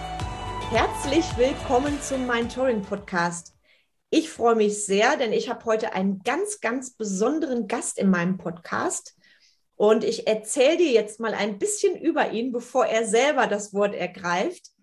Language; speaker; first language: German; native; German